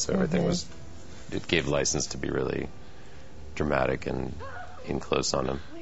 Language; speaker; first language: English; native; English